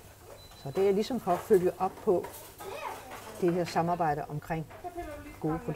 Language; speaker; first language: Danish; native; Danish